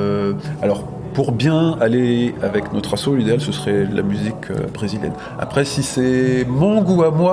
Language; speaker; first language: French; native; French